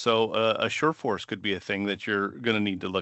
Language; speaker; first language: English; native; English